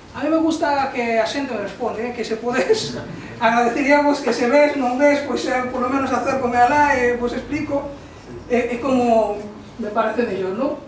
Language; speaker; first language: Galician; non-native, fluent; Bangla